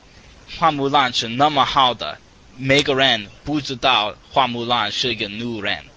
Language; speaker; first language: Chinese; non-native, learner; English